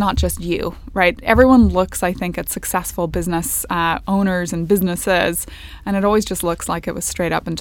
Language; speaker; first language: English; native; English